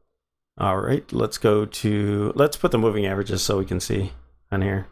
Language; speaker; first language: English; native; English